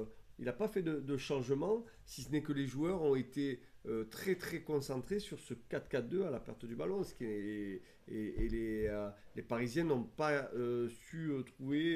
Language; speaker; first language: French; native; French